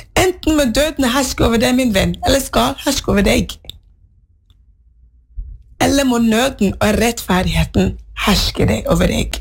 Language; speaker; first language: Norwegian; non-native, fluent; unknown